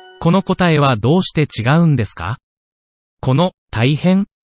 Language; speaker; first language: Japanese; non-native, learner; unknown